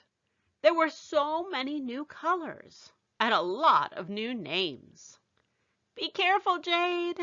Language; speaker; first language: English; native; English